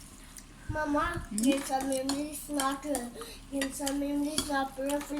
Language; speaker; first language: Norwegian; early bilingual, other home language; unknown